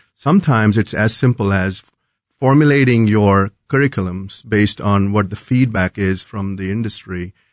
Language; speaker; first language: English; non-native, local second language; Hindi